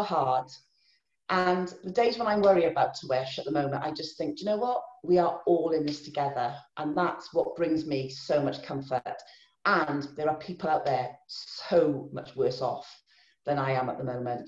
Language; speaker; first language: English; native; English